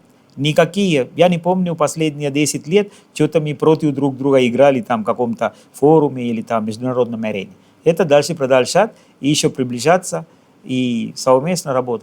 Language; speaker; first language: Russian; non-native, fluent; Sinhala